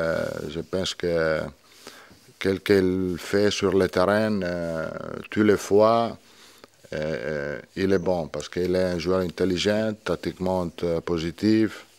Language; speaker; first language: French; non-native, learner; Italian